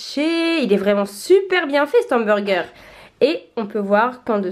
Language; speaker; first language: French; native; French